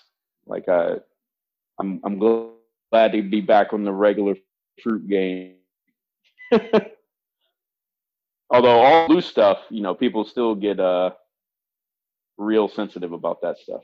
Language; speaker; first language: English; native; English